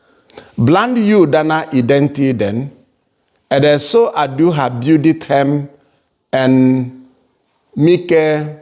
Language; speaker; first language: Swedish; non-native, fluent; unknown